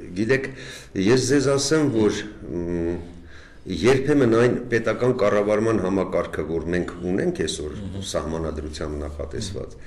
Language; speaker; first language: Armenian; native; Armenian